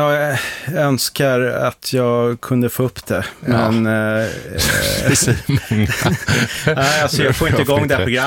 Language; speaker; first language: Swedish; native; Swedish